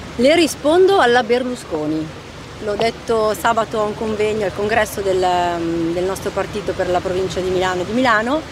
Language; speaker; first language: Italian; native; Italian